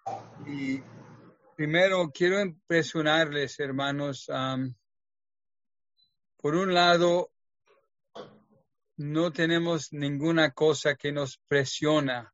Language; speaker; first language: Spanish; non-native, fluent; English